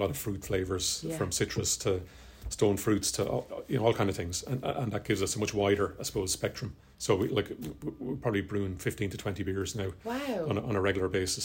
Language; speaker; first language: English; native; English